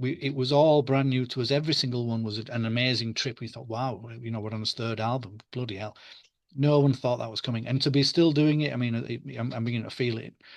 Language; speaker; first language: English; native; English